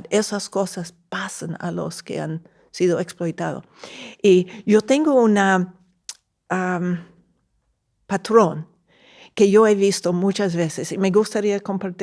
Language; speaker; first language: Spanish; non-native, fluent; English